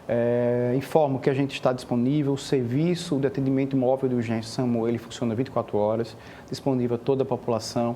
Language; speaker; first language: Portuguese; native; Portuguese